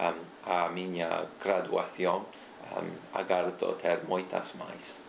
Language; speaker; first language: Galician; non-native, learner; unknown